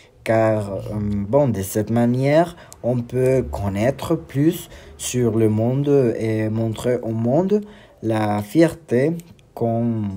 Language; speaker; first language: French; non-native, learner; Spanish